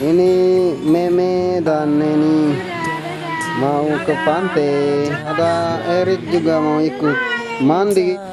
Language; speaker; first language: Indonesian; non-native, fluent; English